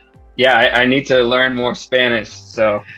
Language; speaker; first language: English; native; English